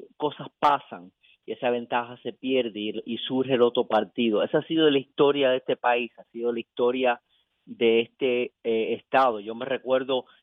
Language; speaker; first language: Spanish; early bilingual, heritage; Spanish